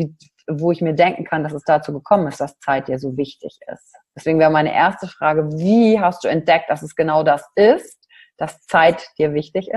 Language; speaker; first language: German; native; German